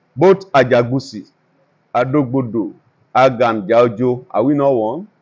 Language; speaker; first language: English; non-native, local second language; Yoruba